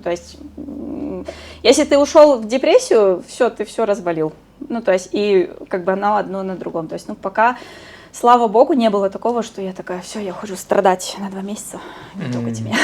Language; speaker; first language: Russian; native; Russian